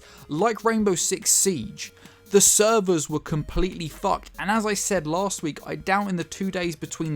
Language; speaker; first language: English; native; English